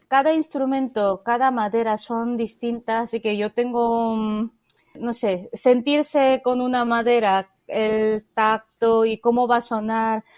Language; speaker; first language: Spanish; non-native, fluent; Korean